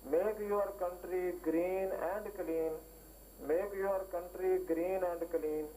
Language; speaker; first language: English; non-native, local second language; Urdu